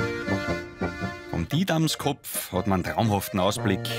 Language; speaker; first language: German; native; German